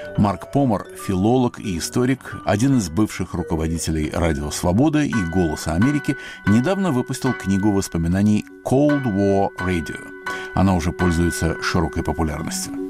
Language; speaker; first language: Russian; native; Russian